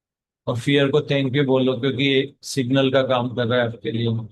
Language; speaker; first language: Hindi; native; Hindi